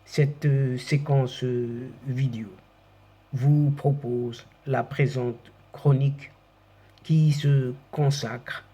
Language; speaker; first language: French; non-native, local second language; Arabic